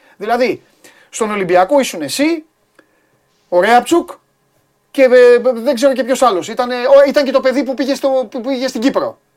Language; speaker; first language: Greek; native; Greek